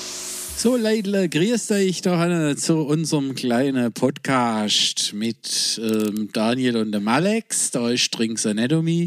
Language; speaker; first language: German; native; German